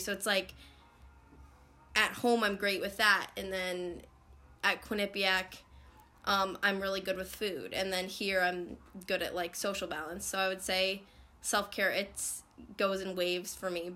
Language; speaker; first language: English; native; English